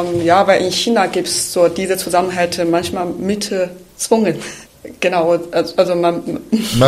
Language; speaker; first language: German; non-native, fluent; Chinese